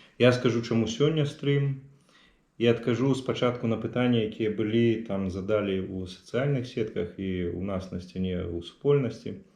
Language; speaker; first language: Belarusian; native; Belarusian